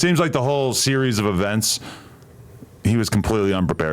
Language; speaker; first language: English; native; English